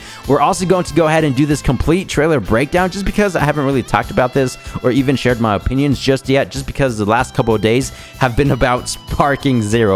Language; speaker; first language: English; native; English